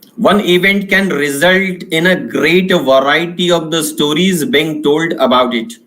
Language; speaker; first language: English; non-native, local second language; Marathi